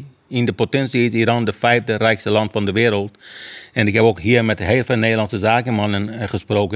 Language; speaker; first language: Dutch; non-native, fluent; Persian